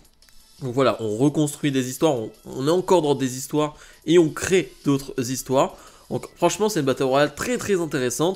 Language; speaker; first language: French; native; French